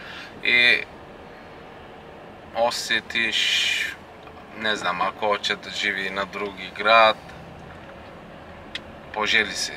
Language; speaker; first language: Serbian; non-native, learner; Turkish